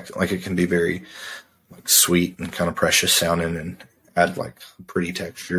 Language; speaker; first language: English; native; English